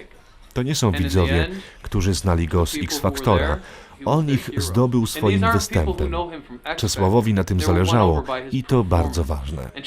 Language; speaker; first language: Polish; non-native, fluent; English